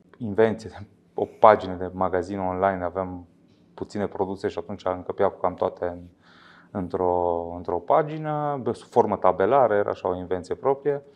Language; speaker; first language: Romanian; native; Romanian